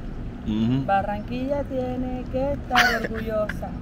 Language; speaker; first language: Spanish; native; Spanish